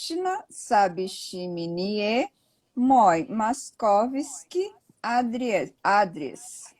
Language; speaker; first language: Russian; non-native, learner; Portuguese